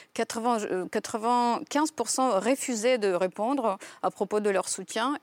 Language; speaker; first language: French; non-native, fluent; Ukrainian